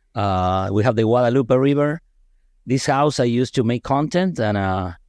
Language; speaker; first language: English; non-native, fluent; Spanish